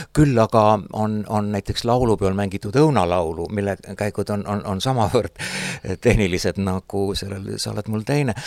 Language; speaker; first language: Estonian; native; Estonian